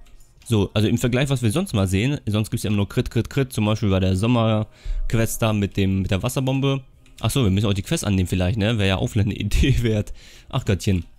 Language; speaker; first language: German; native; German